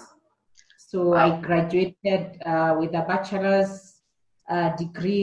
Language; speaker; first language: English; non-native, local second language; Kikuyu